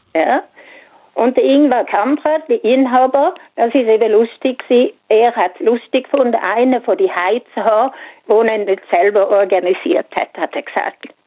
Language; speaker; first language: German; non-native, fluent; Swedish